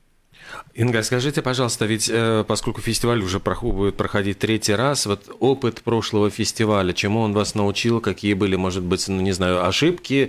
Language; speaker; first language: Russian; native; Russian